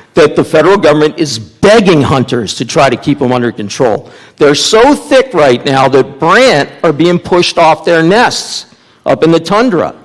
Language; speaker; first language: English; native; English